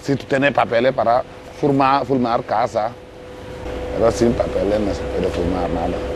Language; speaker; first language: Spanish; non-native, learner; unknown